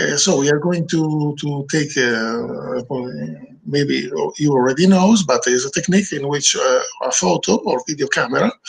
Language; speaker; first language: English; non-native, learner; Italian